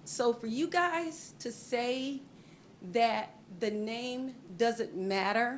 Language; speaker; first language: English; native; English